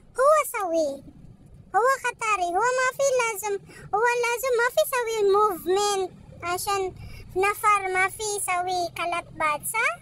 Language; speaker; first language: Arabic; non-native, learner; Filipino